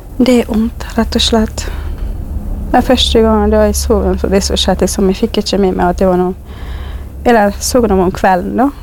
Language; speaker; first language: Norwegian; non-native, fluent; Kurdish